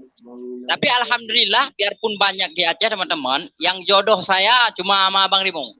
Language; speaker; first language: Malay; non-native, local second language; Achinese